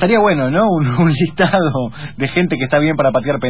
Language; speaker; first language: Spanish; native; Spanish